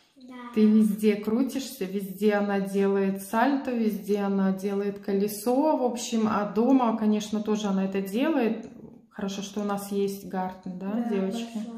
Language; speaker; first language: Russian; native; Russian